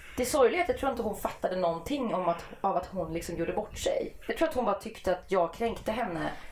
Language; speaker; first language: Swedish; native; Swedish